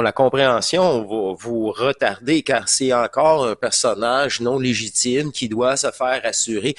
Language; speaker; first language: French; native; French